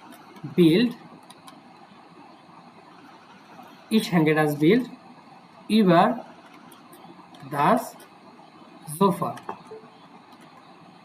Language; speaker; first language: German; non-native, fluent; Bangla